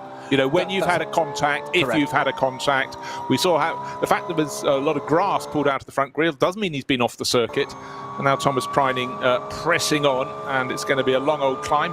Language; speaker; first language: English; native; English